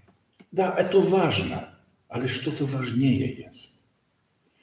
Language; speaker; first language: Russian; non-native, learner; Polish